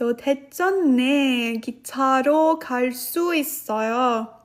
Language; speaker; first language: Korean; non-native, learner; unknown